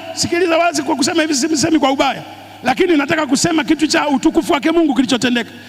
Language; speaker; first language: Swahili; native; Swahili